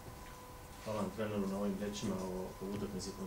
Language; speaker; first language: Croatian; native; Croatian